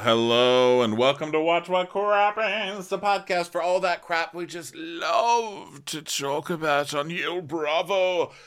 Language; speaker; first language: English; native; English